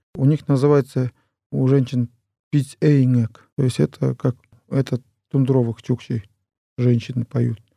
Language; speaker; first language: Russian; non-native, local second language; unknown